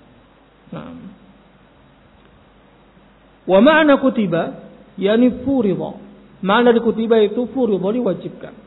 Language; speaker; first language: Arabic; non-native, fluent; Indonesian